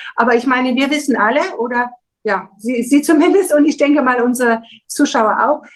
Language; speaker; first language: German; native; German